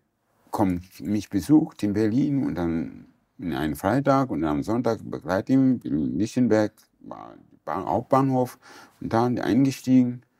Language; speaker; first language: German; non-native, local second language; Portuguese